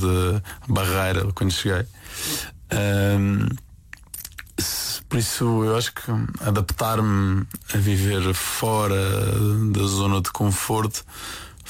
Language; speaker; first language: Portuguese; native; Portuguese